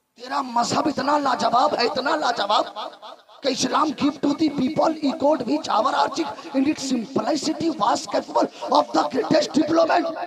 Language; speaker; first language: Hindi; native; Hindi